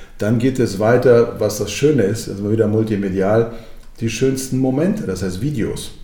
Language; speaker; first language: German; early bilingual, other home language; Croatian